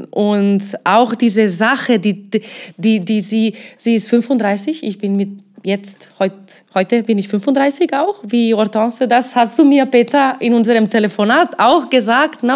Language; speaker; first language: German; non-native, fluent; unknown